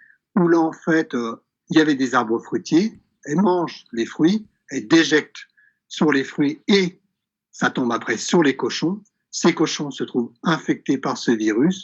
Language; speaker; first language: French; native; French